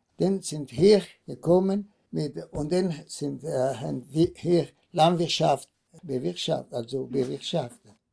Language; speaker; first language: German; non-native, local second language; Italian